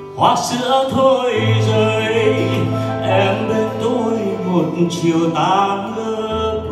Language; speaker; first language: Vietnamese; native; Vietnamese